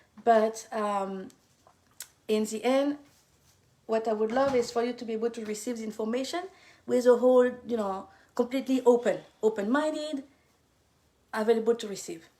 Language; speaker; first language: English; non-native, fluent; French